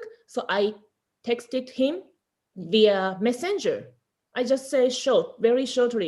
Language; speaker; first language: English; non-native, learner; Japanese